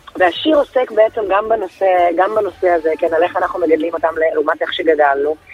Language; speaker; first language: Hebrew; early bilingual, other home language; Russian